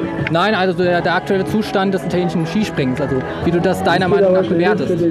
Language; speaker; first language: German; native; German